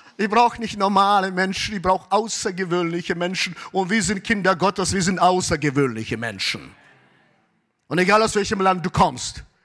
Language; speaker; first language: German; early bilingual, heritage; German